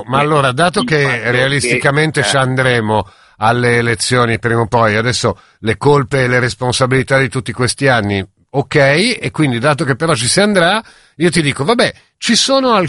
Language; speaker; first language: Italian; native; Italian